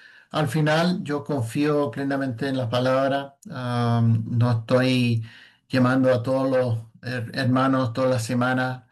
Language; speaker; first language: Spanish; non-native, fluent; English